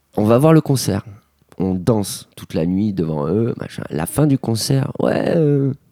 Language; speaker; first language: French; native; French